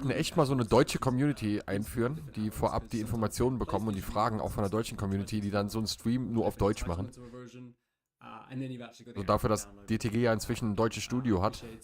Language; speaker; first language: German; native; German